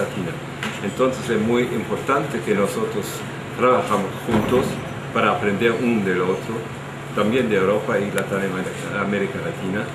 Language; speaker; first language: Spanish; non-native, fluent; German